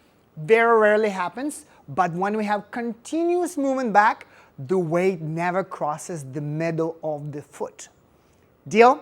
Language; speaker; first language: English; non-native, fluent; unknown